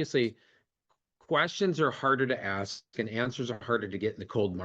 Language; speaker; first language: English; native; English